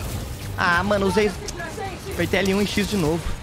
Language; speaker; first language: Portuguese; native; Portuguese